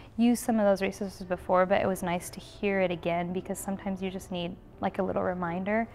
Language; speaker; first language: English; native; English